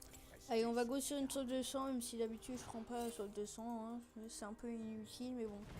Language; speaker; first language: French; native; French